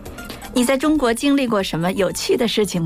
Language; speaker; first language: Chinese; native; Chinese